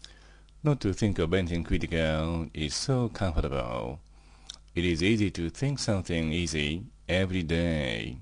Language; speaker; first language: English; non-native, fluent; Japanese